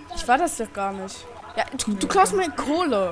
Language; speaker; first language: German; early bilingual, other home language; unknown